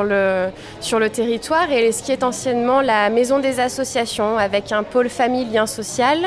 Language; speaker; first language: French; native; French